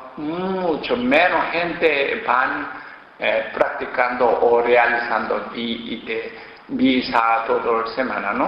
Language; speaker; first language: Spanish; non-native, learner; Korean